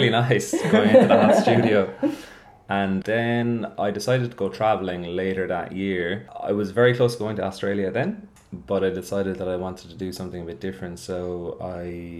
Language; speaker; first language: English; native; English